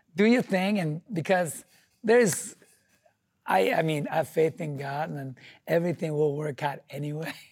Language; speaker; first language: English; non-native, fluent; Japanese